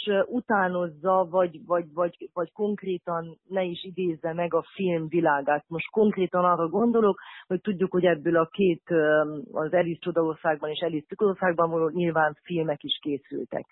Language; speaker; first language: Hungarian; native; Hungarian